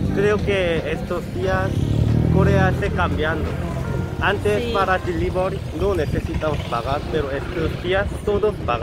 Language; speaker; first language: Spanish; non-native, learner; Korean